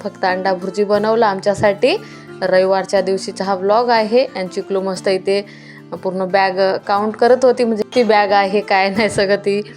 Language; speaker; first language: Marathi; non-native, local second language; Lambadi